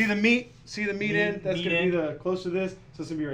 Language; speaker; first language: English; native; English